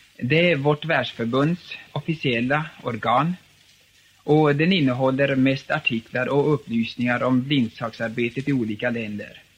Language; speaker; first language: Swedish; native; Swedish